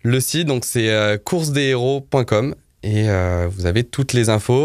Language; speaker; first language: French; native; French